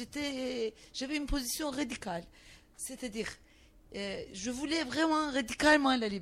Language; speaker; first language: French; non-native, fluent; Turkish